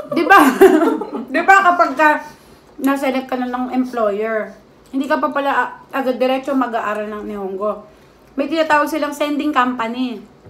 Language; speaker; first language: Filipino; native; Filipino